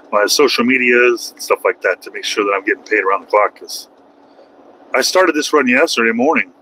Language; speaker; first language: English; native; English